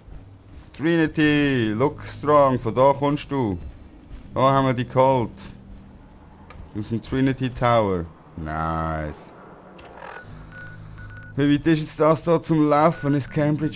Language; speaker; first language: German; native; German